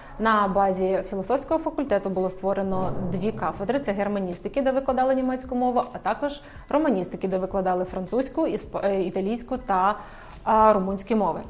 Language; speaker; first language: Ukrainian; native; Ukrainian